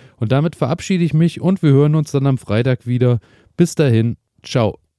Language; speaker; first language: German; native; German